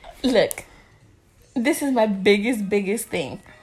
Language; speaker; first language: English; early bilingual, other home language; Spanish